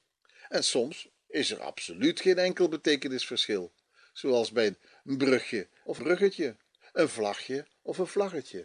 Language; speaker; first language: Dutch; native; Dutch